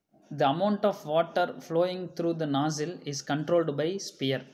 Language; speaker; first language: English; non-native, local second language; Tamil